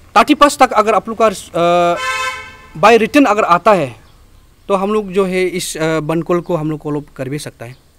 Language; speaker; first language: Hindi; non-native, local second language; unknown